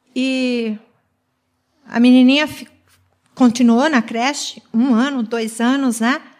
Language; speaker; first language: Portuguese; native; Portuguese